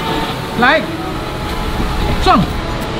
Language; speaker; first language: Chinese; native; Chinese